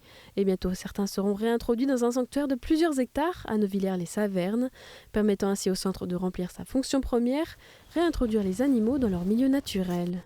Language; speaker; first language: French; native; French